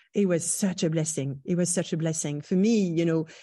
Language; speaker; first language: English; non-native, fluent; French